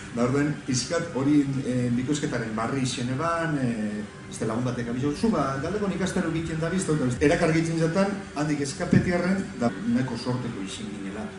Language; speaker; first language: Basque; native; Basque